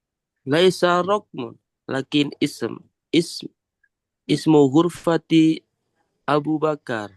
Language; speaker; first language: Arabic; non-native, learner; Indonesian